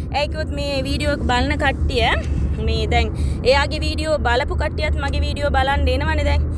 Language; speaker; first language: Sinhala; non-native, local second language; Tamil